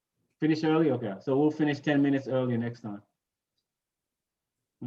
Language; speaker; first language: English; native; English